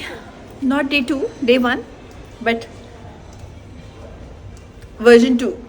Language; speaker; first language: English; non-native, local second language; Urdu